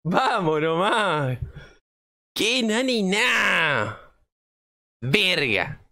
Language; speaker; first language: Spanish; native; Spanish